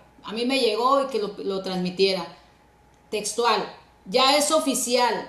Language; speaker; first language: Spanish; native; Spanish